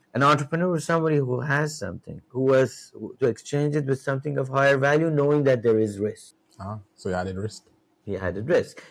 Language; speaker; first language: English; non-native, fluent; Persian